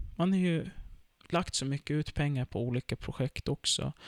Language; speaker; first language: Swedish; early bilingual, other home language; Turkish